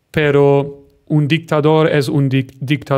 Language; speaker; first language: Spanish; non-native, fluent; German